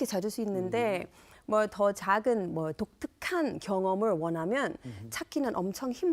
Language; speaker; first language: Korean; non-native, fluent; English